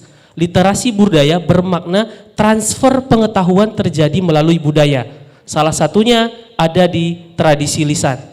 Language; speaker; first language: Indonesian; non-native, local second language; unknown